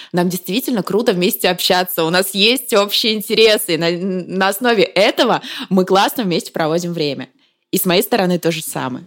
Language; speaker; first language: Russian; native; Russian